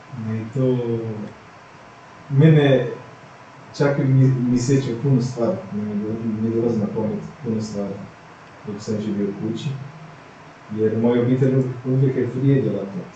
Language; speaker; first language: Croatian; non-native, fluent; Portuguese